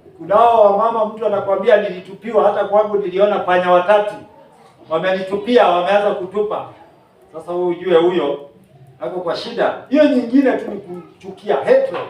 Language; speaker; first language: Swahili; non-native, local second language; Kikuyu